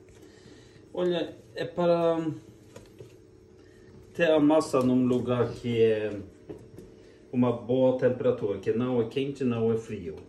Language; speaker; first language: Portuguese; non-native, fluent; Norwegian